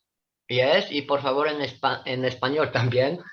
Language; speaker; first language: Spanish; non-native, fluent; Italian